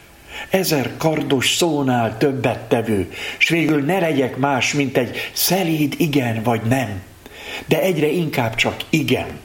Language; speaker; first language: Hungarian; native; Hungarian